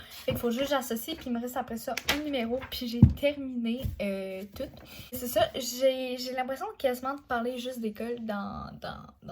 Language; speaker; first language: French; native; French